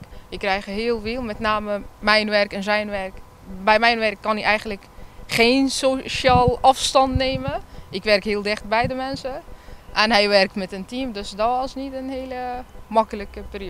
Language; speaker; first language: Dutch; non-native, fluent; Arabic